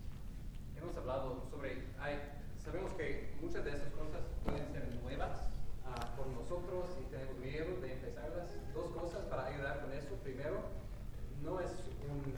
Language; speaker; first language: Spanish; non-native, learner; English